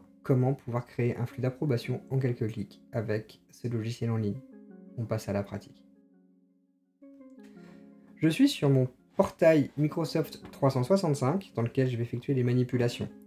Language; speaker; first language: French; native; French